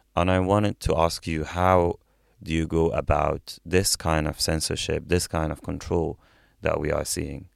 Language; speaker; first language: English; non-native, fluent; Arabic